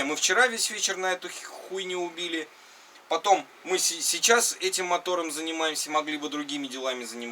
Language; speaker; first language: Russian; native; Russian